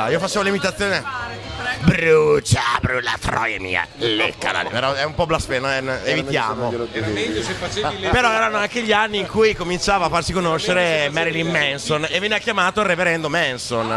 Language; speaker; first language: Italian; native; Italian